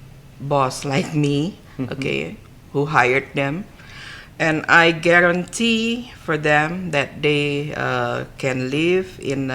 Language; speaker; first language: English; non-native, learner; Indonesian